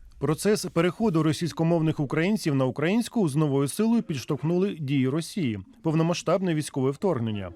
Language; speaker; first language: Ukrainian; native; Ukrainian